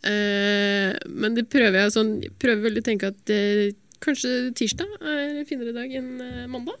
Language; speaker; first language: Norwegian; native; Norwegian